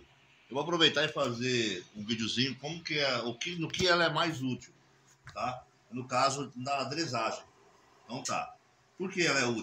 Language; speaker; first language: Portuguese; native; Portuguese